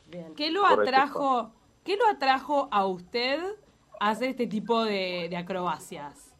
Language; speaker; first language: Spanish; native; Spanish